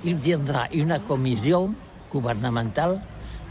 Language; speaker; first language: French; non-native, learner; Catalan